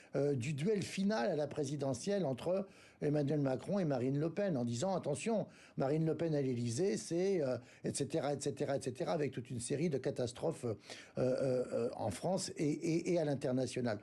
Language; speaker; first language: French; native; French